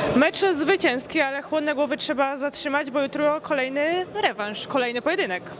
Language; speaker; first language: Polish; native; Polish